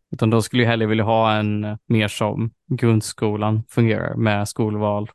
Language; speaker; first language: Swedish; native; Swedish